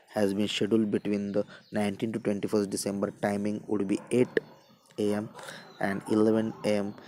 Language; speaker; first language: Hindi; non-native, local second language; Marathi